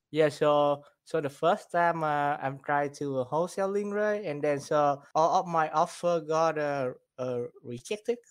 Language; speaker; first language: English; non-native, learner; Vietnamese